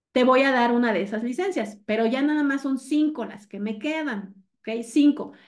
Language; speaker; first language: Spanish; native; Spanish